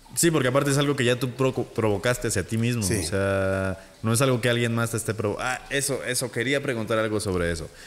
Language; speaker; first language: Spanish; native; Spanish